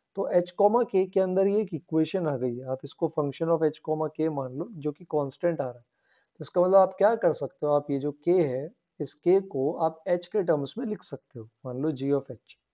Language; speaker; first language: Hindi; native; Hindi